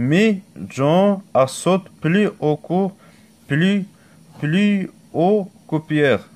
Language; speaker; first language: French; non-native, local second language; Arabic